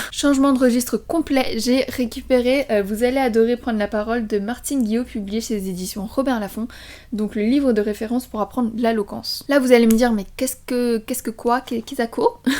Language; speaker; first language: French; early bilingual, other home language; Vietnamese